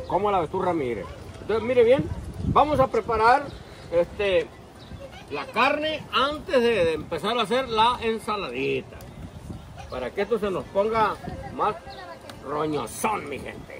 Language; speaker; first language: Spanish; native; Spanish